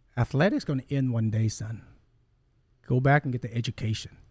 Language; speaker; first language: English; early bilingual, other home language; Vietnamese